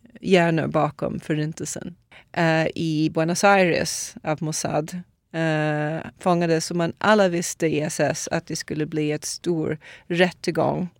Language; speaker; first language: Swedish; non-native, fluent; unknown